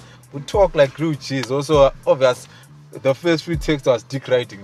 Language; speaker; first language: English; non-native, local second language; Shona